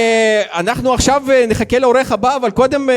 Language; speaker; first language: Hebrew; native; Hebrew